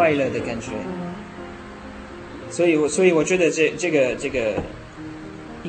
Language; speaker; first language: Chinese; non-native, learner; French